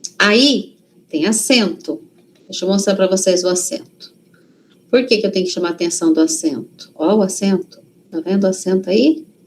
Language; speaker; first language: Portuguese; native; Portuguese